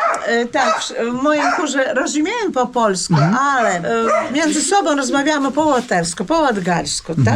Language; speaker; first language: Polish; non-native, learner; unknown